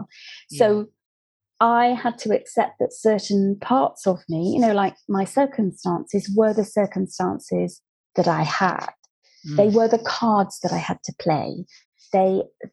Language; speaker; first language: English; native; English